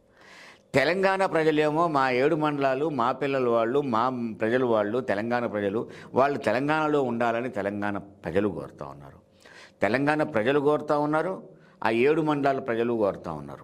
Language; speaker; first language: Telugu; native; Telugu